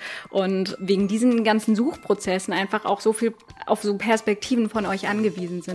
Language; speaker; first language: German; native; German